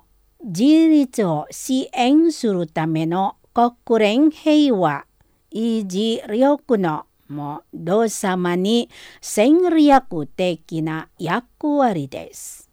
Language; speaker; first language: Japanese; non-native, fluent; Indonesian